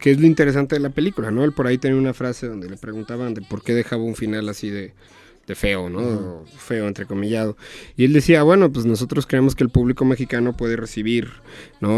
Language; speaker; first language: Spanish; native; Spanish